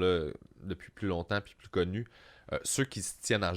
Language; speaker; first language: French; native; French